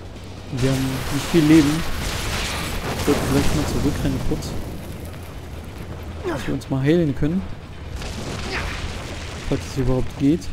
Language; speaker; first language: German; native; German